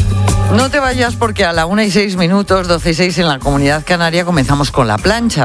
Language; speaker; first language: Spanish; native; Spanish